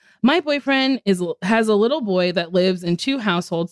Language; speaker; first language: English; native; English